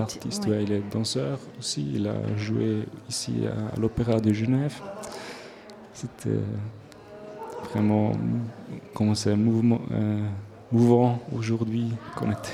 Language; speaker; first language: French; non-native, local second language; Swiss German